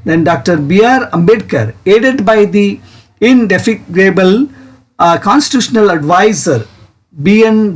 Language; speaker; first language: English; non-native, local second language; Kannada